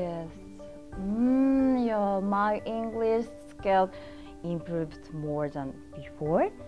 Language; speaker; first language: English; non-native, learner; Japanese